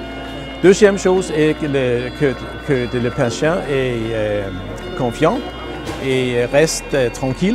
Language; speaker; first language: French; non-native, learner; Danish